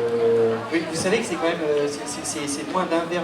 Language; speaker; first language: French; native; French